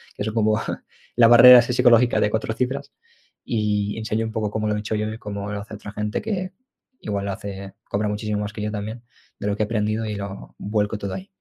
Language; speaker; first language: Spanish; early bilingual, other home language; Ukrainian